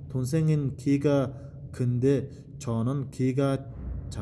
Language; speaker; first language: Korean; non-native, fluent; Mongolian